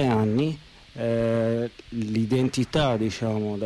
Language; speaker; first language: Italian; non-native, learner; Arabic